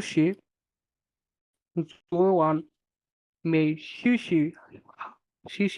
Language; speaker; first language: Chinese; non-native, learner; Bangla